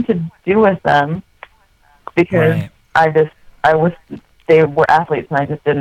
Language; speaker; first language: English; native; English